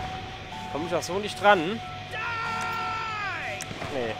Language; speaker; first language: German; native; German